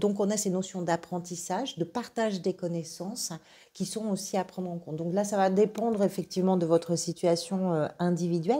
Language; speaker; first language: French; native; French